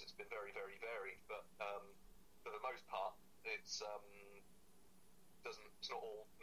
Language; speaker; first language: English; native; English